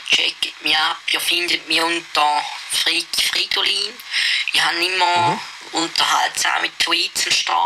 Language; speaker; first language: German; native; German